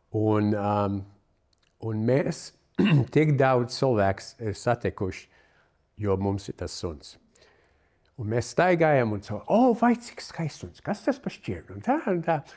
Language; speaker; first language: Latvian; early bilingual, heritage; Latvian